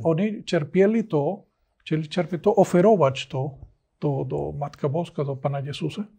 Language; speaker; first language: Polish; non-native, learner; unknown